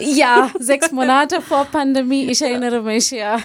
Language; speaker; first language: German; non-native, learner; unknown